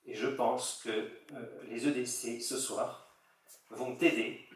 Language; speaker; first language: French; native; French